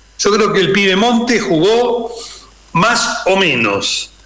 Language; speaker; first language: Spanish; native; Spanish